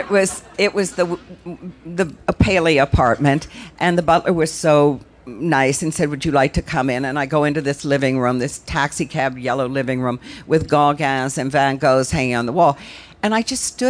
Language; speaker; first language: English; native; English